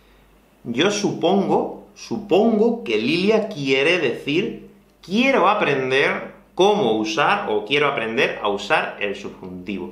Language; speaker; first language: Spanish; native; Spanish